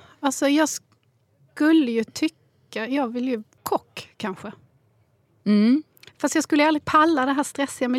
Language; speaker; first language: Swedish; native; Swedish